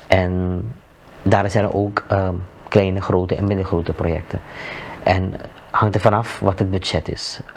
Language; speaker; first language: Dutch; native; Dutch